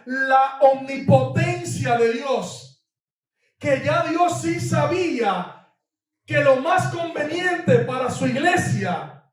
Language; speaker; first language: Spanish; native; Spanish